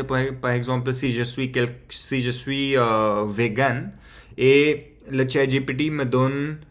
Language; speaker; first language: French; non-native, fluent; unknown